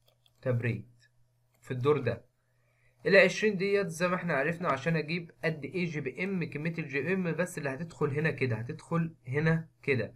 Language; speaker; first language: Arabic; native; Arabic